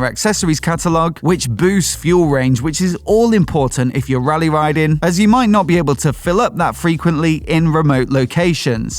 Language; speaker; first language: English; native; English